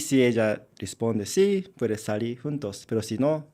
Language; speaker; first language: Spanish; non-native, learner; Japanese